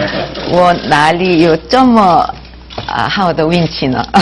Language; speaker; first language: Chinese; non-native, learner; Korean